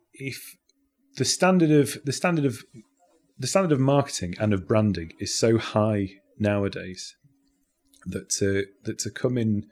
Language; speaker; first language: English; native; English